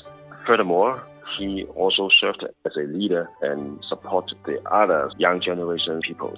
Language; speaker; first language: English; non-native, local second language; Cantonese